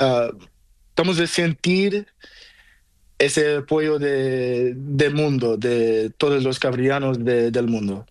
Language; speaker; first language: Spanish; non-native, learner; Portuguese